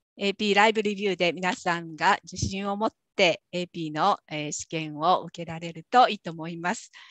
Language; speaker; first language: Japanese; native; Japanese